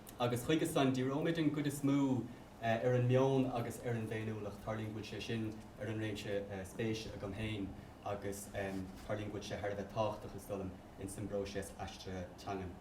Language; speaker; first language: Irish; native; Irish